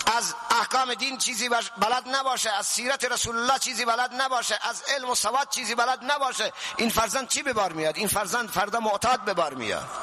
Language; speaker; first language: Persian; non-native, local second language; Baluchi